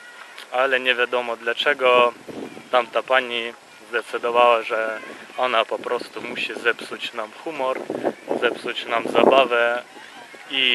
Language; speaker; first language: Polish; non-native, fluent; Russian